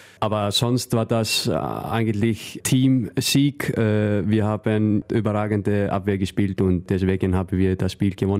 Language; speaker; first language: German; non-native, learner; Icelandic